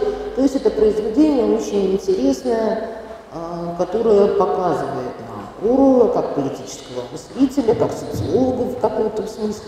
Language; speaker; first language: Russian; native; Russian